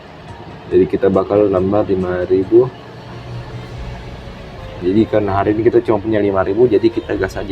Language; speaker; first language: Indonesian; native; Indonesian